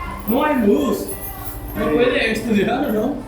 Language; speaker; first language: Spanish; non-native, learner; Japanese